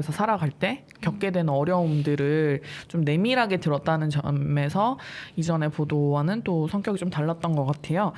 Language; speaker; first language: Korean; native; Korean